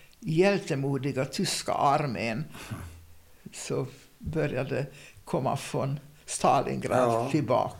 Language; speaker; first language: Swedish; non-native, fluent; Hungarian